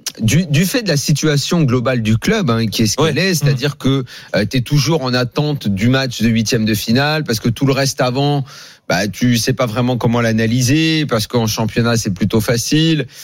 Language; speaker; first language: French; native; French